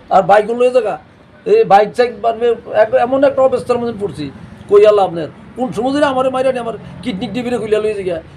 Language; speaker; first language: Bangla; native; Bangla